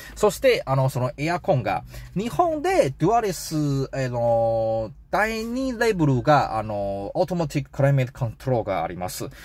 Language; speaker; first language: Japanese; non-native, learner; Chinese